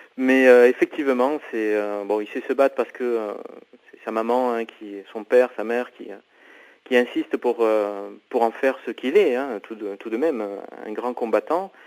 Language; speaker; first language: French; non-native, fluent; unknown